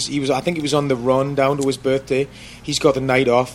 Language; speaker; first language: English; native; English